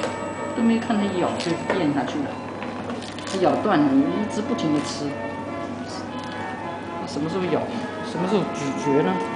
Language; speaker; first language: Chinese; native; Chinese